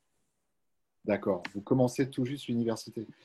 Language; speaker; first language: French; native; French